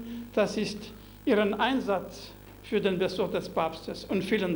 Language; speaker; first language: German; non-native, local second language; French